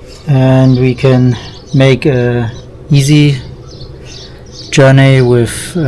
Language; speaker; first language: English; non-native, learner; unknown